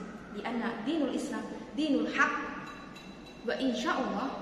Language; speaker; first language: Arabic; non-native, learner; Indonesian